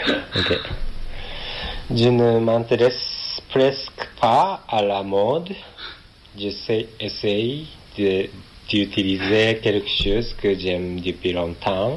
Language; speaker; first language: French; non-native, learner; Japanese